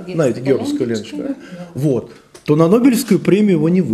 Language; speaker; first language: Russian; native; Russian